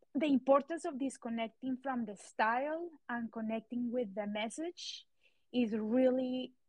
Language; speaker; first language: English; non-native, fluent; Spanish